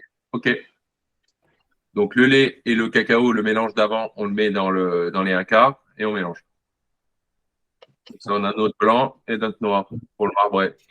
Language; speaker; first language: French; native; French